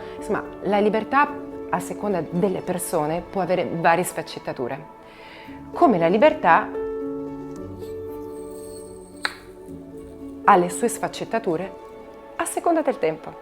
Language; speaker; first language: Italian; native; Italian